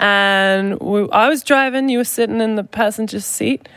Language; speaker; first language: English; native; English